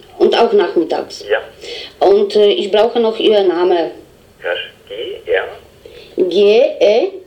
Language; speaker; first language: German; non-native, learner; Polish